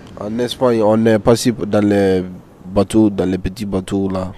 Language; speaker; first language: French; non-native, learner; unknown